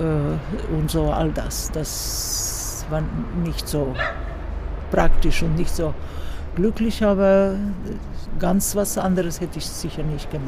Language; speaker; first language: German; non-native, fluent; Croatian